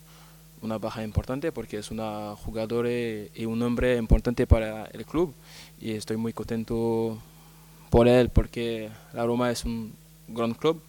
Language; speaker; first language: Spanish; non-native, learner; French